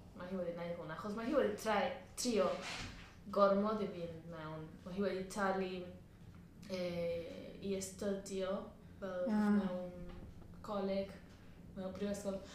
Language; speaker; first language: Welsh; non-native, learner; Spanish